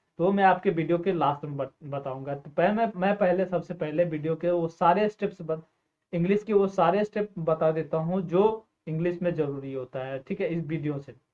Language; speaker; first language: Hindi; native; Hindi